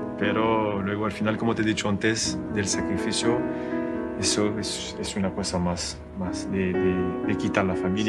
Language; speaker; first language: Spanish; non-native, learner; French